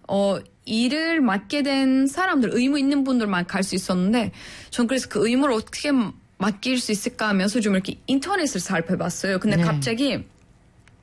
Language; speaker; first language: Korean; non-native, fluent; Turkish